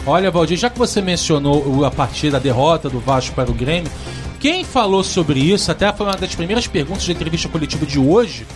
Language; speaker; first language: Portuguese; native; Portuguese